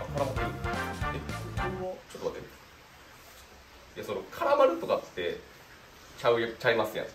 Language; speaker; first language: Japanese; native; Japanese